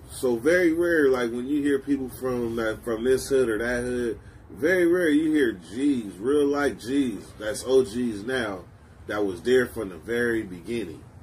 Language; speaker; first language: English; native; English